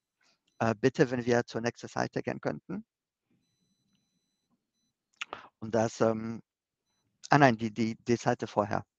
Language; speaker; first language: German; non-native, fluent; Spanish